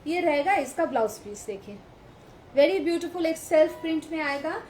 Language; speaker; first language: Hindi; non-native, local second language; Bangla